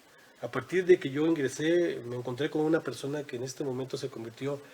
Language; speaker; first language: Spanish; native; Spanish